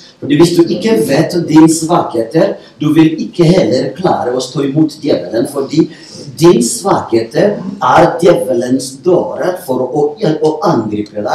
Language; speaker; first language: Norwegian; non-native, fluent; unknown